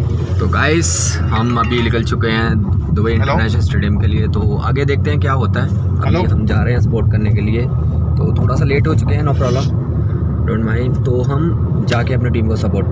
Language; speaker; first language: Hindi; native; Hindi